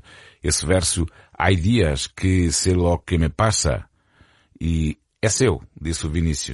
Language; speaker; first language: Portuguese; native; Portuguese